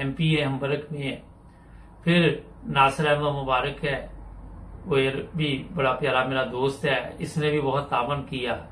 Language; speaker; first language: Urdu; non-native, local second language; Punjabi